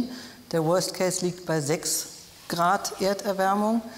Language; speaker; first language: German; native; German